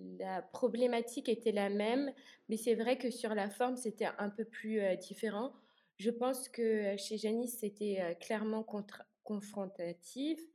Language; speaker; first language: French; native; French